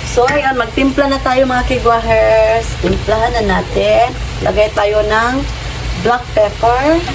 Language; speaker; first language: Filipino; non-native, local second language; Cebuano